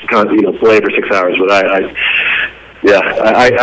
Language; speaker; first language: English; native; English